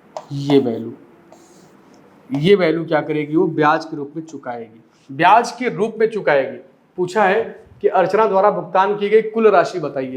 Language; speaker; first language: Hindi; native; Hindi